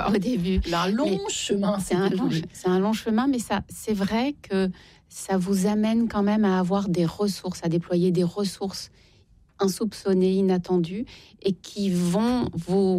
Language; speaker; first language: French; native; French